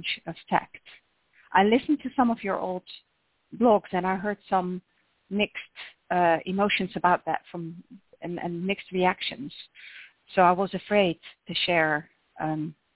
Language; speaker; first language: English; non-native, fluent; Dutch